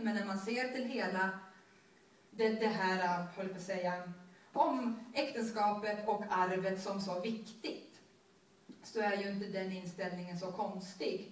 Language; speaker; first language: Swedish; native; Swedish